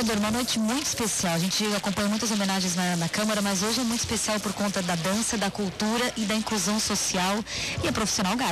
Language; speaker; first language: Portuguese; native; Portuguese